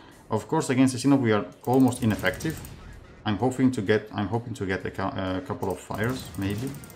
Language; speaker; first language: English; non-native, fluent; Italian